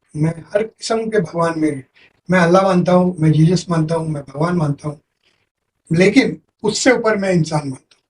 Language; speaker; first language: Hindi; non-native, local second language; Marathi